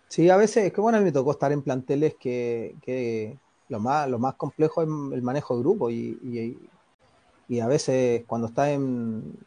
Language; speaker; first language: Spanish; native; Spanish